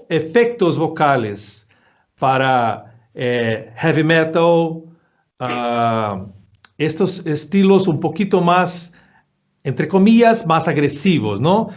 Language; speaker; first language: Spanish; non-native, fluent; Portuguese